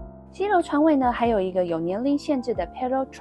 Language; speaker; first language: Chinese; native; Chinese